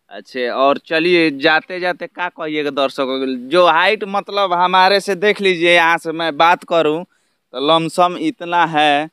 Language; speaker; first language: Hindi; native; Hindi